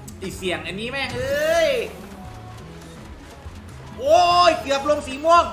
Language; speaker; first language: Thai; native; Thai